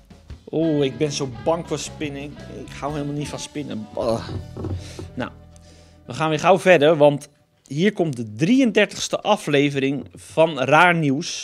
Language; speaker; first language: Dutch; native; Dutch